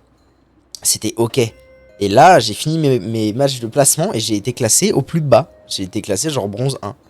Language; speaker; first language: French; native; French